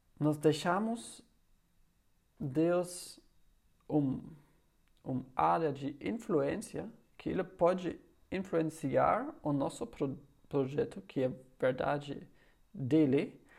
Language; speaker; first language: Portuguese; non-native, learner; German